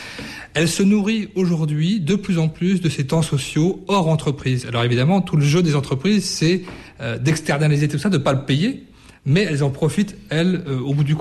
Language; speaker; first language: French; native; French